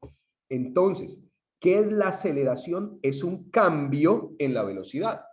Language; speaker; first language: Spanish; native; Spanish